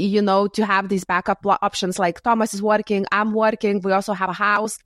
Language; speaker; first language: English; non-native, fluent; Lithuanian